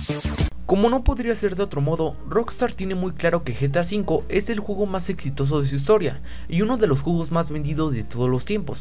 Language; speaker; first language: Spanish; native; Spanish